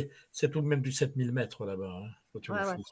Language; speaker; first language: French; native; French